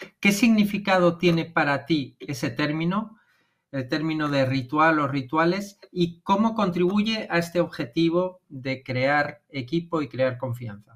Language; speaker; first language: Spanish; native; Spanish